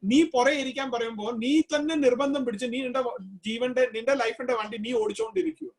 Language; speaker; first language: Malayalam; early bilingual, heritage; Malayalam